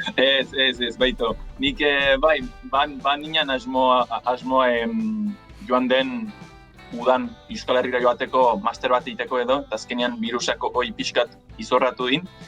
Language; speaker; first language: Basque; non-native, fluent; English